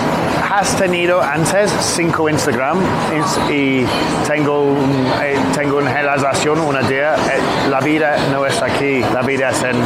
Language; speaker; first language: Spanish; non-native, learner; English